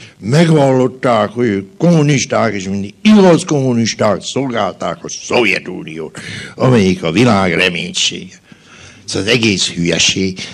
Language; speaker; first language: Hungarian; native; Hungarian